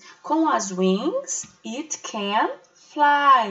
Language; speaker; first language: English; non-native, fluent; Portuguese